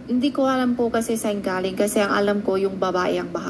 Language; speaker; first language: Filipino; non-native, learner; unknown